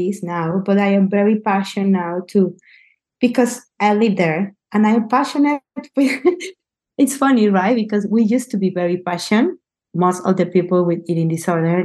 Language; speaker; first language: English; non-native, learner; Spanish